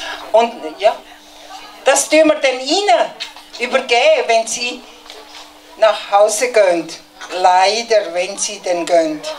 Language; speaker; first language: German; non-native, fluent; Tibetan